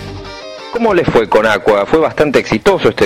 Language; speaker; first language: Spanish; native; Spanish